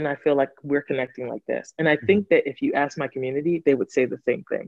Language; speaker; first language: English; native; English